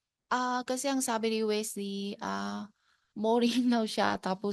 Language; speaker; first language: Filipino; non-native, learner; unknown